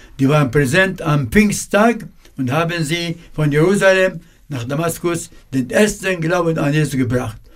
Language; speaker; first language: German; non-native, fluent; Arabic